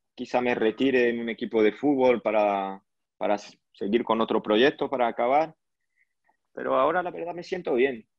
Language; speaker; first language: Spanish; early bilingual, heritage; French